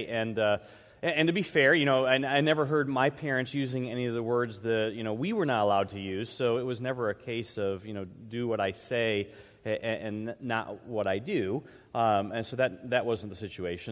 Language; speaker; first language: English; native; English